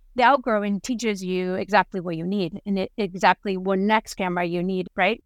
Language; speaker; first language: English; non-native, fluent; Spanish